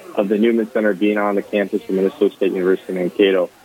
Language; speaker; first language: English; native; English